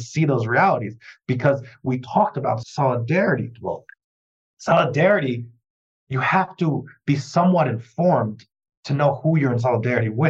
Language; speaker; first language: English; native; English